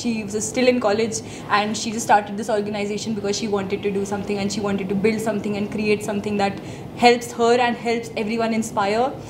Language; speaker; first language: English; non-native, local second language; Hindi